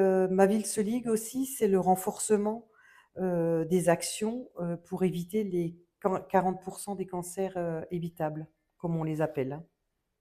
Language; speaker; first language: French; native; French